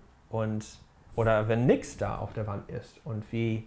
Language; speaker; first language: German; non-native, fluent; English